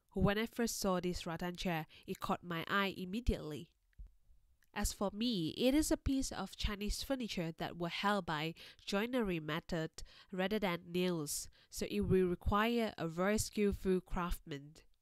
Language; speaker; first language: English; non-native, fluent; Chinese